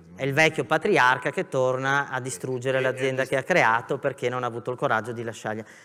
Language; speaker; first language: Italian; native; Italian